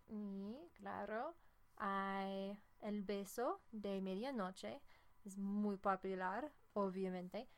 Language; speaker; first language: Spanish; non-native, fluent; English